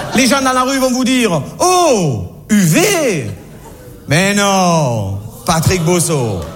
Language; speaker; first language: French; native; French